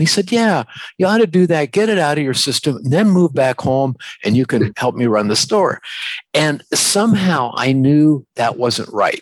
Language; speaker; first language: English; native; English